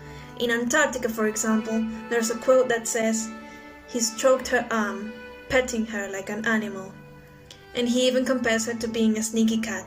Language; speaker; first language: English; non-native, fluent; Spanish